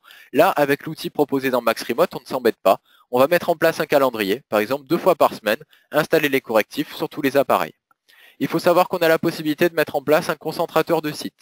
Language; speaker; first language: French; native; French